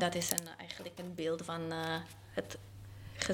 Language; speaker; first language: Dutch; non-native, fluent; Polish